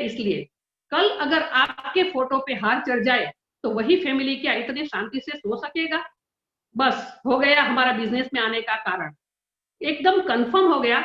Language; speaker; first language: Hindi; non-native, local second language; Gujarati